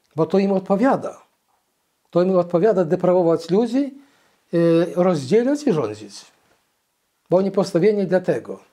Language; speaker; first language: Polish; early bilingual, heritage; Polish